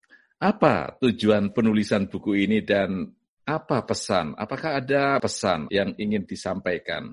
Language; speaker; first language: Indonesian; native; Indonesian